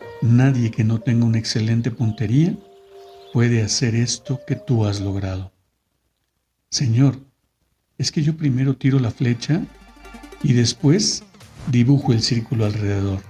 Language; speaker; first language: Spanish; native; Spanish